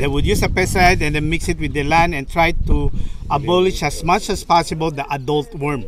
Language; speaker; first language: English; non-native, fluent; Chinese